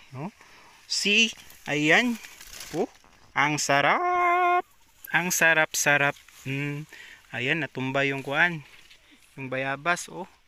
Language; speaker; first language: Filipino; non-native, local second language; Cebuano